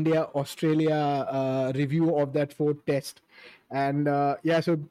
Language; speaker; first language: English; non-native, local second language; Hindi